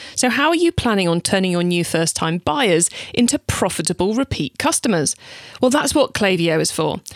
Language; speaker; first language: English; native; English